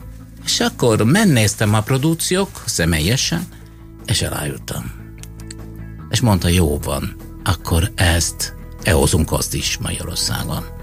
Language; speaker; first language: Hungarian; non-native, fluent; Italian